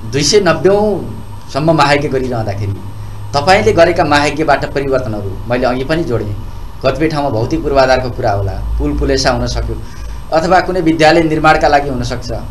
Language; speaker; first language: Nepali; native; Nepali